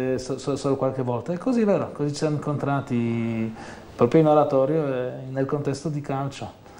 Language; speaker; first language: Italian; non-native, fluent; Polish